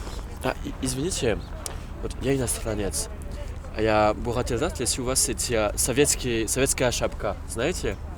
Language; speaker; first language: Russian; non-native, learner; French